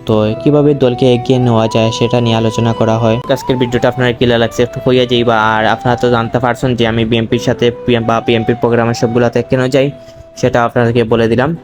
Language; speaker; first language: Bangla; native; Bangla